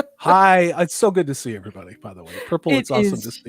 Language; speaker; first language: English; native; English